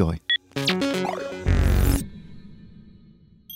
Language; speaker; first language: English; native; English